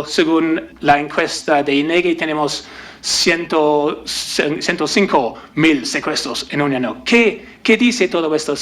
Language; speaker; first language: Spanish; non-native, learner; English